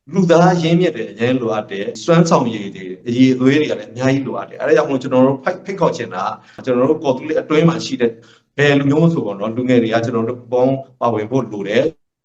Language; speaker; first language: Burmese; non-native, local second language; S'gaw Karen